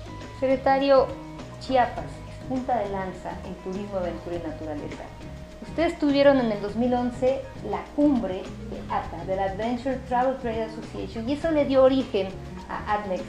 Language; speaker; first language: Spanish; native; Spanish